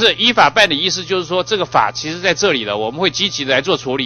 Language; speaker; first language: Chinese; native; Chinese